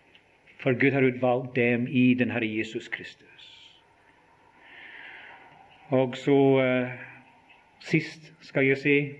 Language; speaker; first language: Swedish; non-native, learner; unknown